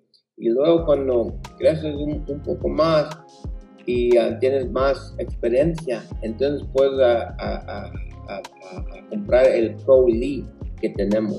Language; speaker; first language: Spanish; early bilingual, heritage; Spanish